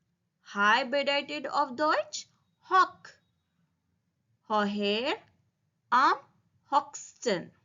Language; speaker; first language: German; non-native, learner; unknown